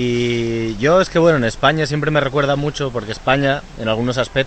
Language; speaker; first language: Spanish; native; Spanish